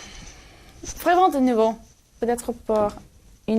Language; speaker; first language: French; non-native, learner; English